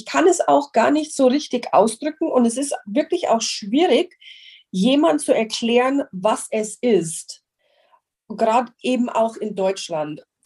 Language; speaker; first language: German; non-native, fluent; English